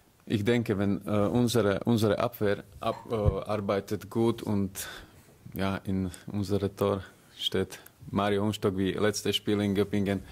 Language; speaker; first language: German; non-native, learner; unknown